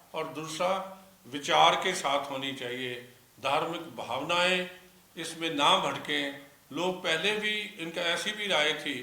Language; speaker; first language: Hindi; non-native, local second language; Punjabi